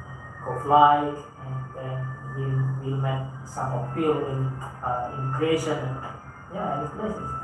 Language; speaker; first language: English; non-native, fluent; Indonesian